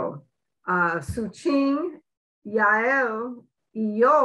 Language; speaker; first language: Spanish; non-native, learner; English